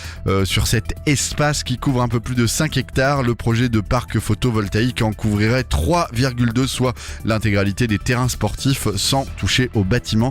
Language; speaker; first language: French; native; French